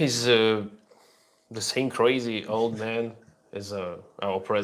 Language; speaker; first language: English; non-native, learner; Russian